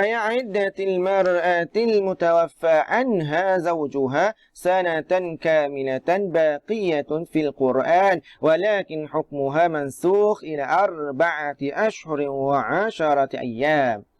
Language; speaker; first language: Arabic; non-native, fluent; Malay